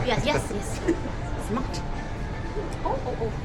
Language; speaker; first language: English; non-native, learner; Chinese